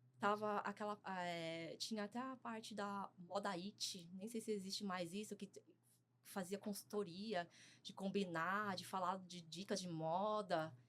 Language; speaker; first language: Portuguese; early bilingual, other home language; Chinese